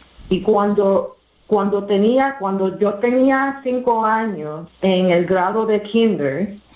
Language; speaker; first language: Spanish; early bilingual, heritage; English